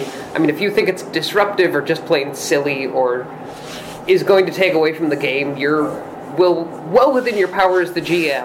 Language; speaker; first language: English; native; English